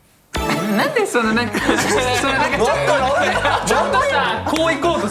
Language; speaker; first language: Japanese; native; Japanese